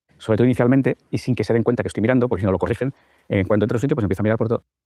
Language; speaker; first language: Spanish; native; Spanish